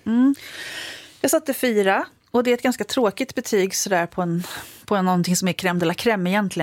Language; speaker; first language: Swedish; native; Swedish